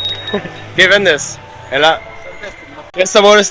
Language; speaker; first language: Spanish; non-native, learner; English